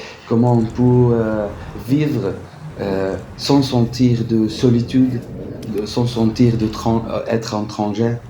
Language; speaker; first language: French; non-native, fluent; Arabic